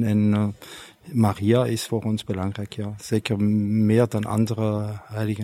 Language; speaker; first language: Dutch; non-native, local second language; French